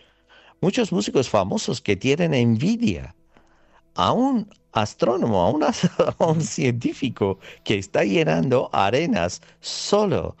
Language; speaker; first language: Spanish; non-native, fluent; Armenian